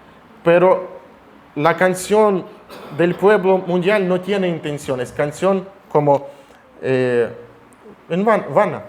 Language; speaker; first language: Spanish; non-native, fluent; Russian